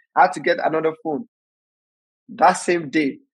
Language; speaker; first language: English; non-native, local second language; Yoruba